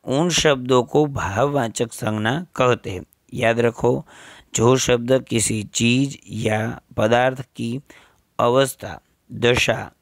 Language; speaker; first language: Hindi; non-native, local second language; Gujarati